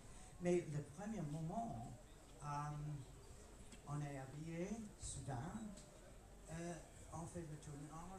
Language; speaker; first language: French; non-native, learner; English